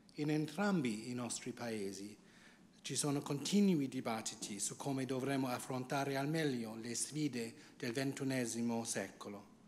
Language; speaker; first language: Italian; non-native, fluent; English